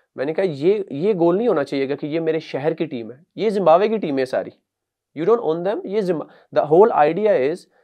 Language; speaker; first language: Urdu; native; Urdu